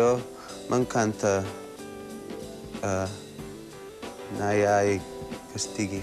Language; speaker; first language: Catalan; early bilingual, heritage; Catalan